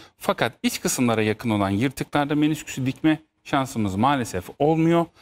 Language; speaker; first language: Turkish; native; Turkish